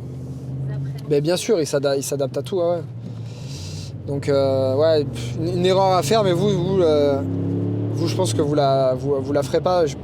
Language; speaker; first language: French; native; French